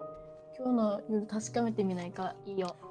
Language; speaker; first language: Japanese; native; Japanese